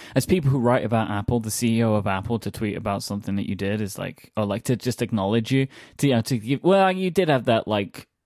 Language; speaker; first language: English; native; English